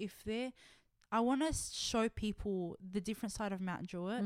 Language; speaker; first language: English; non-native, local second language; Arabic